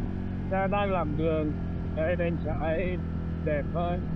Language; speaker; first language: Vietnamese; non-native, fluent; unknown